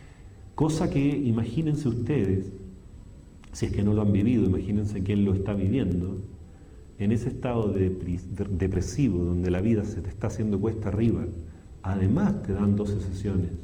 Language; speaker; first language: Spanish; native; Spanish